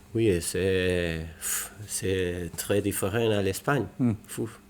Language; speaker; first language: French; non-native, learner; Spanish